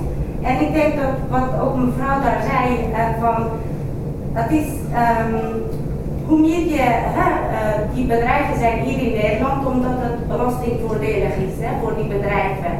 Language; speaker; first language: Dutch; non-native, fluent; Kurdish